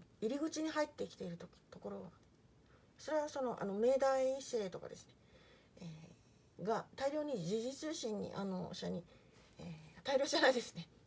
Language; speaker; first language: Japanese; native; Japanese